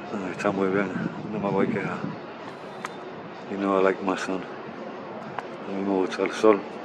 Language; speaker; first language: Spanish; early bilingual, heritage; Spanish